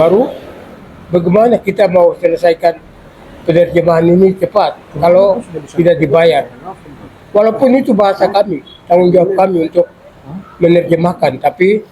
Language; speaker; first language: Indonesian; non-native, local second language; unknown